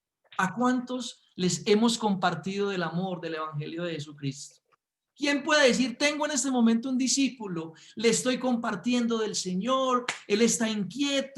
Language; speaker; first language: Spanish; native; Spanish